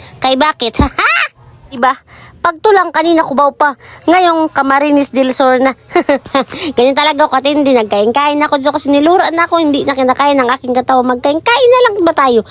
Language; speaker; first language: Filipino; non-native, local second language; Waray